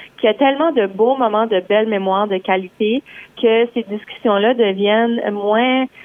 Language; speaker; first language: French; native; French